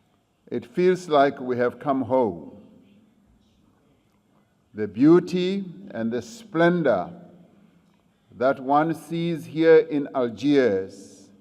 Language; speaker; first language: English; non-native, local second language; Venda